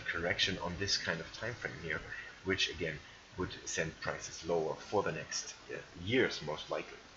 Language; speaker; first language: English; non-native, fluent; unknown